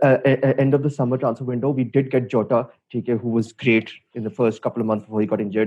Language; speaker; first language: English; non-native, local second language; Urdu